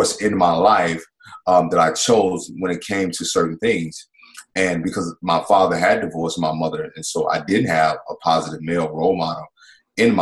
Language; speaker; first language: English; native; English